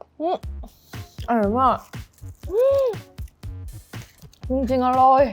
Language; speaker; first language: Thai; non-native, learner; Korean